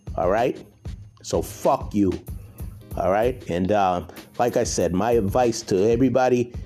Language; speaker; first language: English; native; English